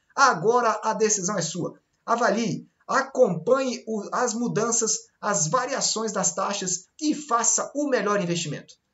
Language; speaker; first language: Portuguese; native; Portuguese